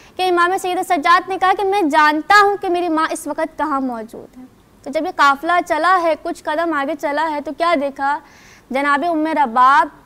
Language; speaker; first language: Urdu; non-native, local second language; Sindhi